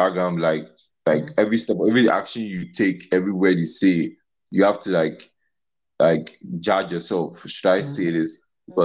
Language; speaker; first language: English; non-native, local second language; Akan